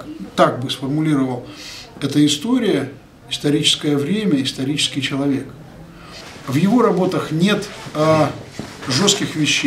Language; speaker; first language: Russian; native; Russian